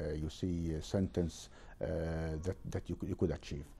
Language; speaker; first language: English; non-native, fluent; Arabic